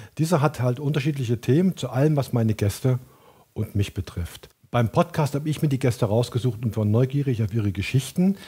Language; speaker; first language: German; native; German